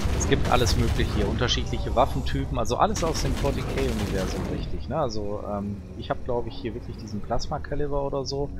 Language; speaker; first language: German; native; German